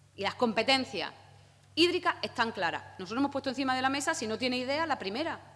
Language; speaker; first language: Spanish; native; Spanish